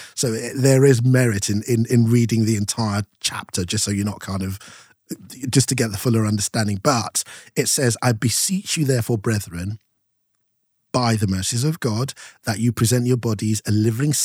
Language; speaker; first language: English; non-native, local second language; Yoruba